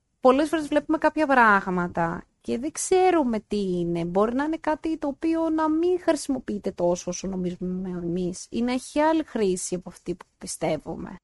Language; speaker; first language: Greek; native; Greek